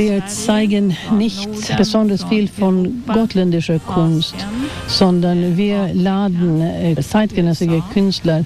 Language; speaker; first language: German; non-native, fluent; Swedish